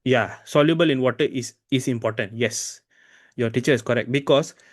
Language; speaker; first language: English; non-native, local second language; Malay